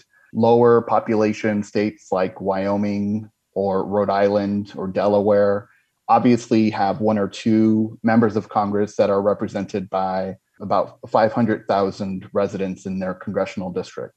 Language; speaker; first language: English; native; English